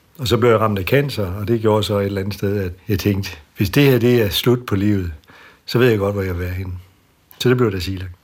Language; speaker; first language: Danish; native; Danish